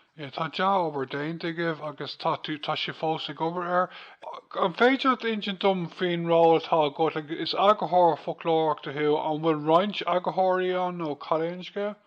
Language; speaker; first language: Irish; non-native, fluent; English